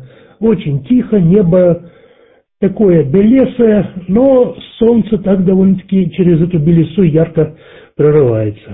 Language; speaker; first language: Russian; native; Russian